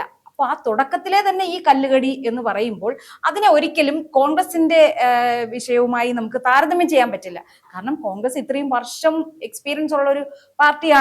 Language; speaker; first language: Malayalam; native; Malayalam